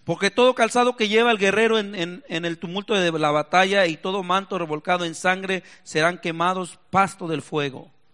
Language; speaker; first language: Spanish; native; Spanish